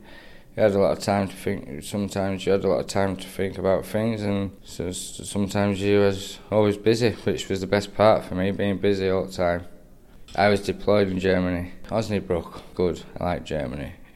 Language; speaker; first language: English; native; English